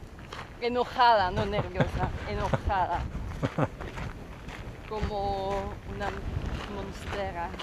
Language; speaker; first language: Spanish; non-native, learner; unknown